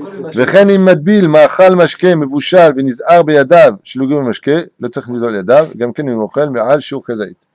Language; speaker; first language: Hebrew; non-native, fluent; French